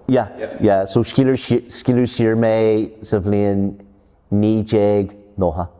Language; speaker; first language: Irish; non-native, local second language; English